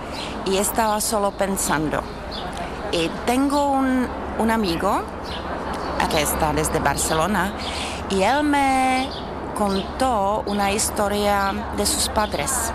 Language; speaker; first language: Spanish; non-native, learner; Czech